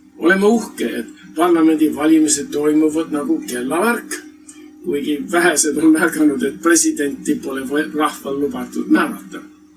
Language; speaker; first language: Estonian; early bilingual, heritage; Estonian